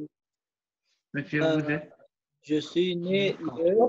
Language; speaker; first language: French; non-native, learner; Kurdish